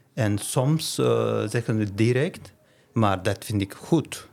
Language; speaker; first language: Dutch; non-native, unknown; Turkish